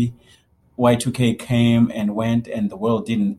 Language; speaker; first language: English; non-native, local second language; Shona